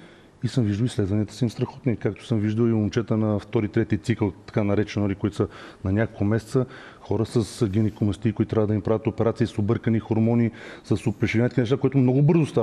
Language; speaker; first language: Bulgarian; native; Bulgarian